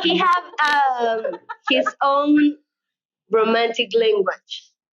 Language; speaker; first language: English; non-native, learner; Spanish